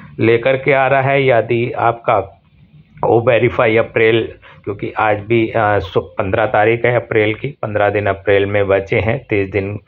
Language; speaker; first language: Hindi; native; Hindi